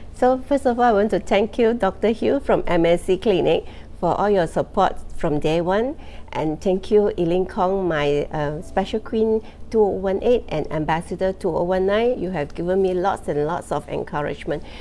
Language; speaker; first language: English; non-native, local second language; Chinese